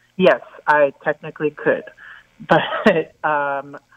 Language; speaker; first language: English; native; English